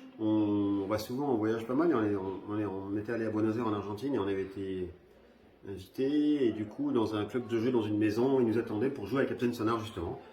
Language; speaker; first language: French; early bilingual, other home language; Spanish